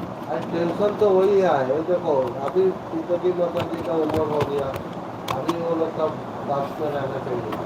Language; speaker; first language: Hindi; non-native, local second language; Santali